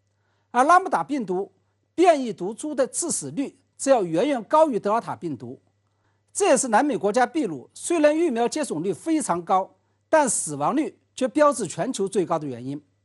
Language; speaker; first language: Chinese; native; Chinese